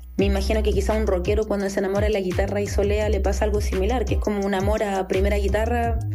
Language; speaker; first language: Spanish; early bilingual, heritage; Spanish